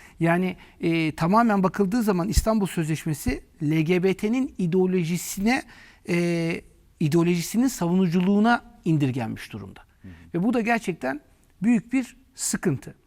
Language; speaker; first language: Turkish; native; Turkish